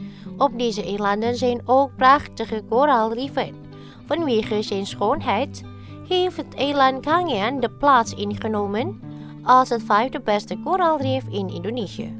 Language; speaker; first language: Dutch; non-native, fluent; Indonesian